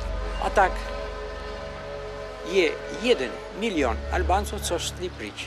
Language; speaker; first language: Czech; non-native, fluent; Albanian